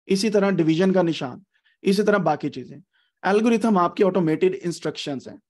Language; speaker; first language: Urdu; native; Urdu